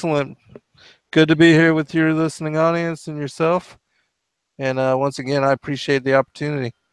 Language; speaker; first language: English; native; English